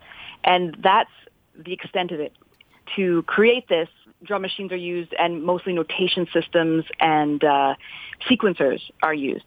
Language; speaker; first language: English; non-native, local second language; French